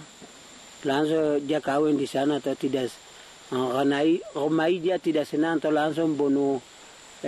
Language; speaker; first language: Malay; non-native, local second language; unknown